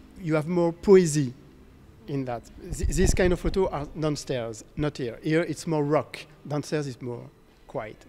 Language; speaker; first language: English; non-native, fluent; French